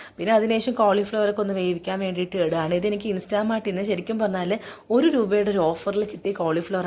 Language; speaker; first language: Malayalam; native; Malayalam